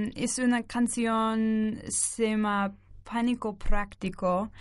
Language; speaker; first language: Spanish; non-native, learner; English